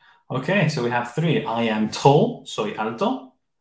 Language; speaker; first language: English; non-native, fluent; Spanish